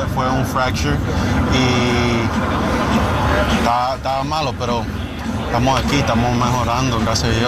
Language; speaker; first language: Spanish; early bilingual, heritage; Spanish